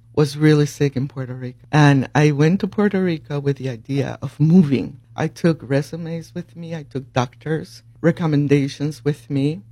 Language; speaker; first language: English; early bilingual, other home language; Spanish